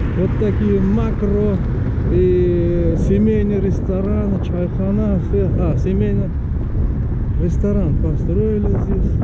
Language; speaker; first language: Russian; non-native, local second language; Uzbek